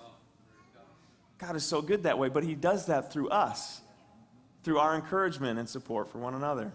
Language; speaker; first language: English; native; English